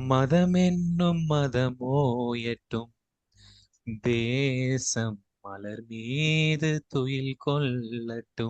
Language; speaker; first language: Tamil; native; Tamil